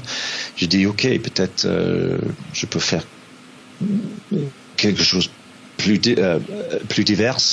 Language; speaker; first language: French; non-native, fluent; English